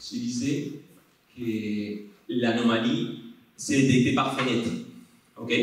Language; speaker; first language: French; non-native, fluent; Spanish